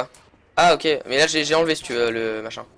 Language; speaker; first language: French; native; French